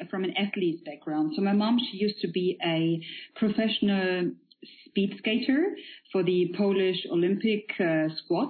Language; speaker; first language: English; non-native, fluent; Polish